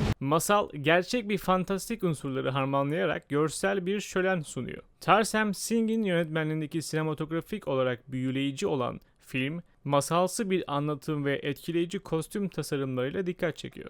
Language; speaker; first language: Turkish; native; Turkish